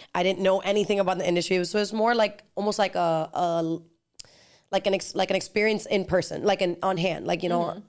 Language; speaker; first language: English; early bilingual, other home language; Spanish